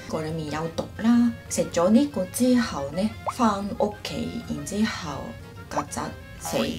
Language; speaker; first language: Cantonese; non-native, fluent; Japanese